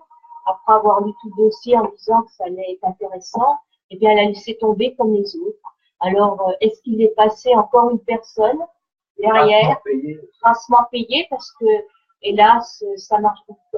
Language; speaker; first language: French; native; French